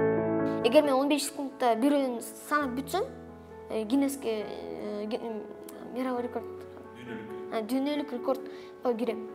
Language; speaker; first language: Kyrgyz; non-native, local second language; Russian